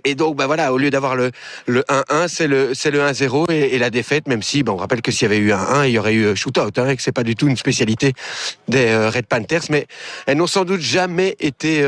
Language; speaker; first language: French; native; French